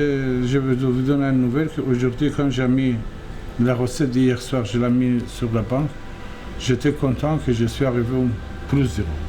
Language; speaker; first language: French; non-native, fluent; Persian